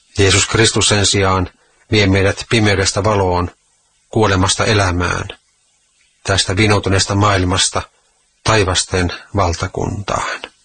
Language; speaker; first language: Finnish; native; Finnish